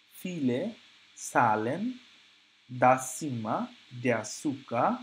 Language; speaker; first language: German; non-native, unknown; Bangla